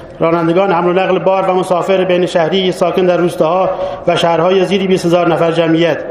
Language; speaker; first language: Persian; non-native, local second language; Baluchi